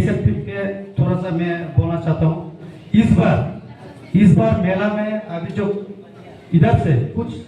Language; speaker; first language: Hindi; non-native, local second language; Bangla